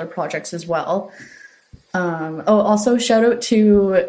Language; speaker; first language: English; native; English